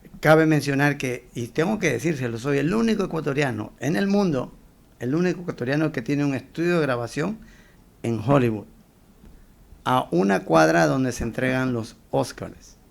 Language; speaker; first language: Spanish; native; Spanish